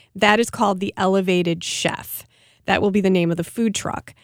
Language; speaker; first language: English; native; English